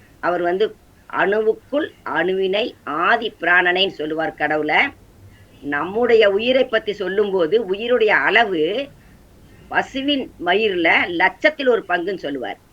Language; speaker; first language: Tamil; non-native, local second language; Kannada